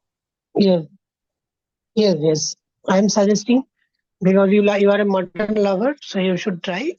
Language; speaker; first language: English; non-native, fluent; Bangla